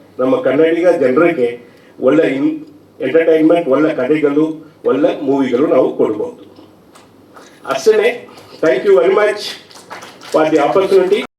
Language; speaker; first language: Kannada; non-native, learner; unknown